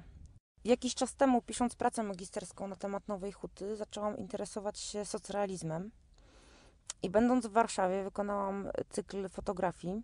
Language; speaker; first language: Polish; native; Polish